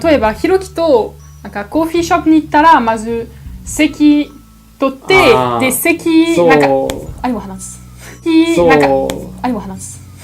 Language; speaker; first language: Japanese; non-native, learner; French